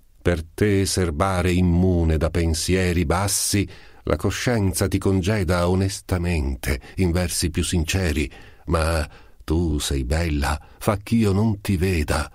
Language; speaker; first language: Italian; native; Italian